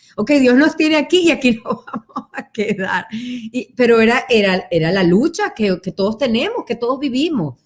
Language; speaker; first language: Spanish; native; Spanish